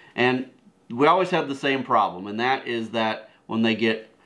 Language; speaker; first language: English; native; English